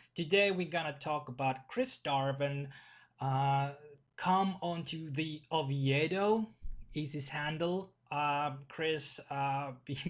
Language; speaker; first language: English; non-native, fluent; Finnish